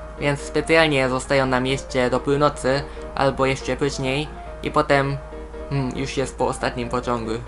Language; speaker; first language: Polish; non-native, fluent; Japanese